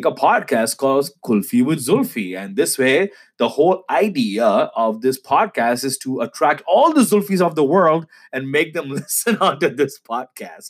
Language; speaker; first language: English; non-native, local second language; Urdu